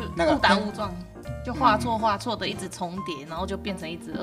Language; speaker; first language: Chinese; native; Chinese